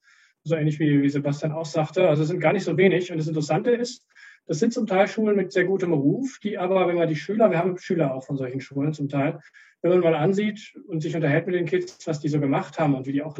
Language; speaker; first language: German; native; German